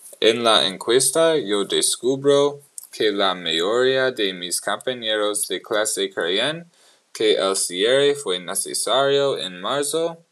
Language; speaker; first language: Spanish; non-native, learner; English